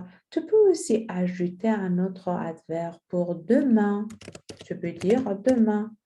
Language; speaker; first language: French; non-native, fluent; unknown